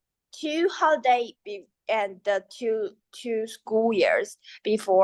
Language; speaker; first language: English; non-native, learner; Chinese